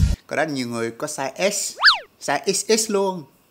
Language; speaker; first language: Vietnamese; non-native, fluent; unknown